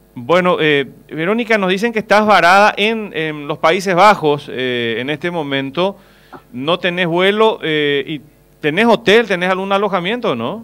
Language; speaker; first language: Spanish; native; Spanish